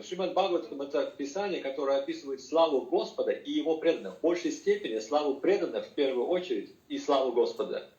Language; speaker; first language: Russian; native; Russian